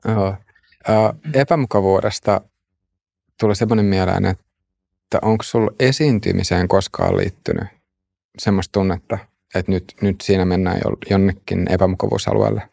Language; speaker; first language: Finnish; native; Finnish